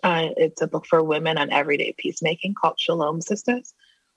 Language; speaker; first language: English; native; English